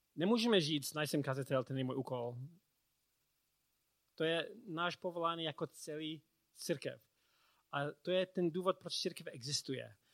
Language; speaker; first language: Czech; non-native, learner; English